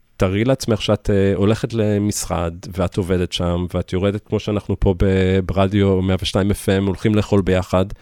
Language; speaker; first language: Hebrew; early bilingual, other home language; English